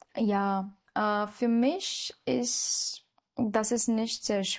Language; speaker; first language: German; non-native, learner; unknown